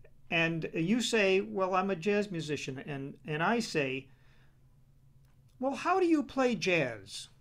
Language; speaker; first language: English; native; English